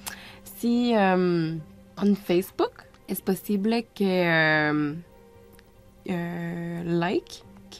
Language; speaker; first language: Spanish; non-native, learner; French